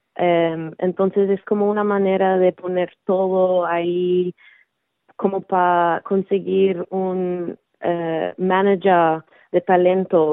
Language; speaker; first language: Spanish; early bilingual, heritage; Spanish